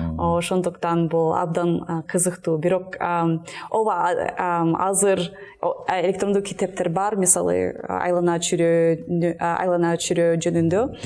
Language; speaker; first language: Kyrgyz; non-native, learner; English